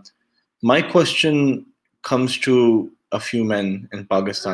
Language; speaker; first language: English; native; English